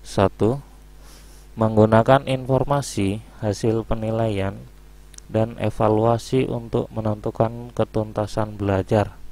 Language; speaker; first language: Indonesian; native; Indonesian